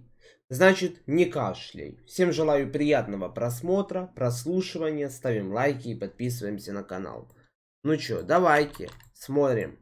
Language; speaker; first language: Russian; native; Russian